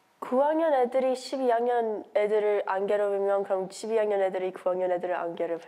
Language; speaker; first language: Korean; early bilingual, heritage; Korean